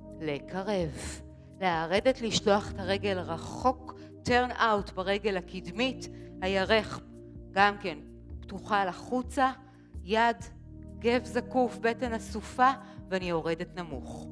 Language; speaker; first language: Hebrew; native; Hebrew